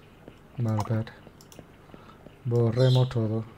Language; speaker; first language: Spanish; native; Spanish